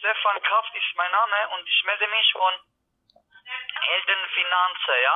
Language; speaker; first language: German; non-native, learner; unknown